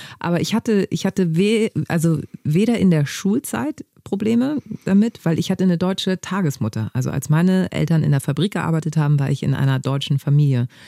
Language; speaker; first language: German; native; German